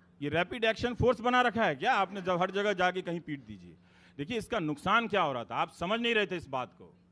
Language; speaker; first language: Hindi; native; Hindi